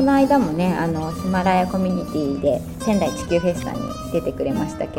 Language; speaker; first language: Japanese; native; Japanese